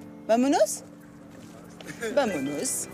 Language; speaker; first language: Spanish; non-native, learner; French